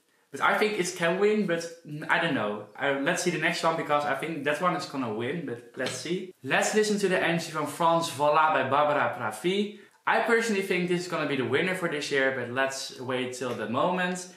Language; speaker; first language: English; non-native, fluent; Dutch